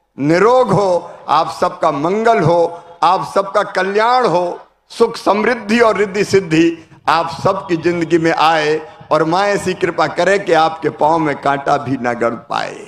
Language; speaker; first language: Hindi; native; Hindi